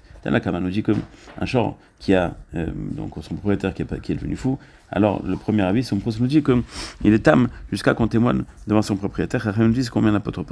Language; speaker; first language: French; native; French